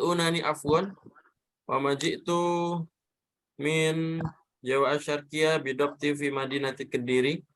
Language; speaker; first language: Arabic; non-native, fluent; Indonesian